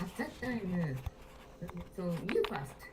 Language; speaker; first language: English; non-native, learner; Japanese